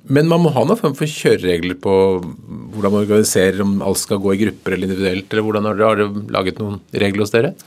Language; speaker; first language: Norwegian; native; Norwegian